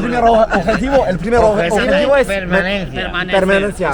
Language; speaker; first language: Spanish; non-native, learner; French